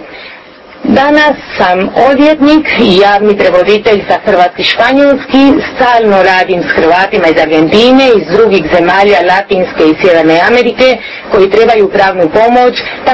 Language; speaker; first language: Croatian; early bilingual, heritage; Croatian